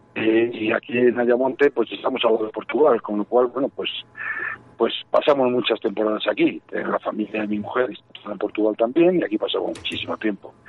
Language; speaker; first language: Spanish; native; Spanish